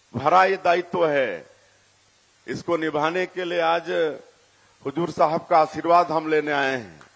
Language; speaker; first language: Hindi; native; Hindi